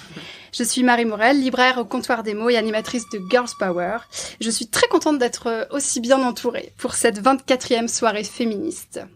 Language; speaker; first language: French; native; French